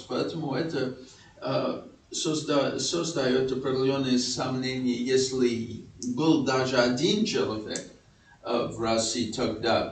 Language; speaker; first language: Russian; non-native, fluent; English